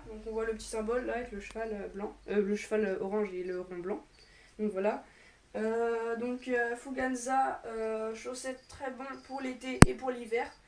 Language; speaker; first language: French; native; French